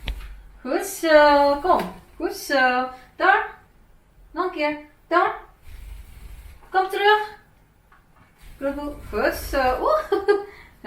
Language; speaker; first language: Dutch; non-native, fluent; Indonesian